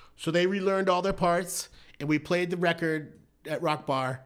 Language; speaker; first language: English; native; English